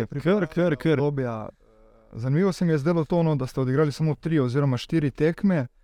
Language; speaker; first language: Slovenian; native; Slovenian